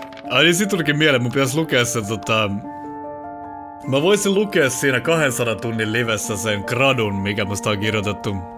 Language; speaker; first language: Finnish; native; Finnish